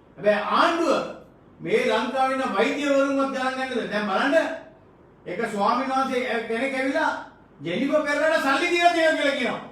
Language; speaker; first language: Sinhala; non-native, local second language; Tamil